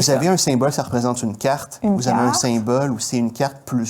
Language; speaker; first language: French; native; French